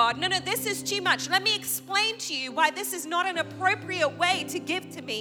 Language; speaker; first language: English; native; English